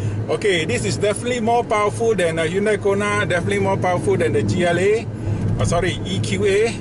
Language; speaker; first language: English; non-native, local second language; Malay